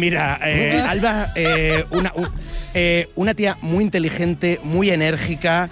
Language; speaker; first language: Spanish; native; Spanish